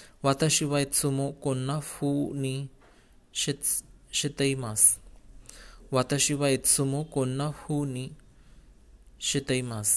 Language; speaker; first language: Japanese; non-native, learner; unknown